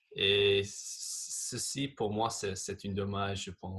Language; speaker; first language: French; non-native, fluent; English